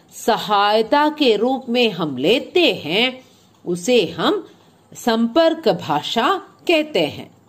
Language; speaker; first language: Hindi; non-native, local second language; Malayalam